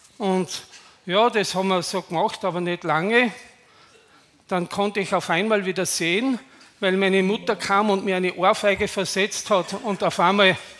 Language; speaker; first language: German; native; German